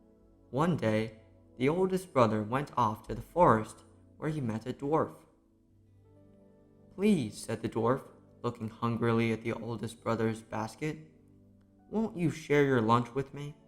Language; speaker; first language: English; native; English